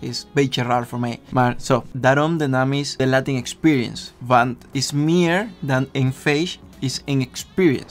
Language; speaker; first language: Dutch; non-native, learner; Spanish